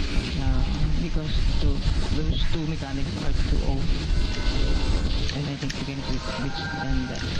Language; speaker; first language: English; non-native, local second language; Filipino